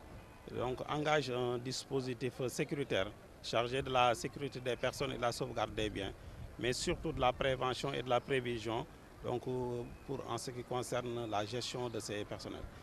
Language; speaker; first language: French; non-native, local second language; Wolof